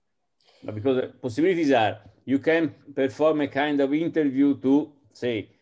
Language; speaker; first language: English; non-native, fluent; Italian